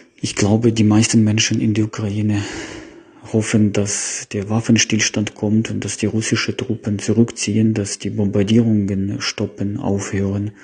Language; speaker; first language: German; non-native, fluent; Ukrainian